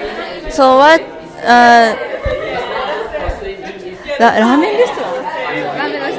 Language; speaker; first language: English; non-native, learner; Japanese